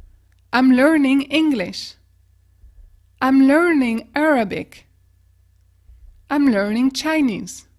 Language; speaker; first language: English; non-native, fluent; French